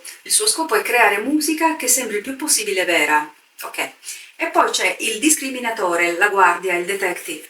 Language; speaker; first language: Italian; native; Italian